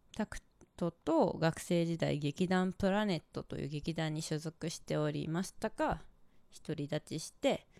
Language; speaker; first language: Japanese; native; Japanese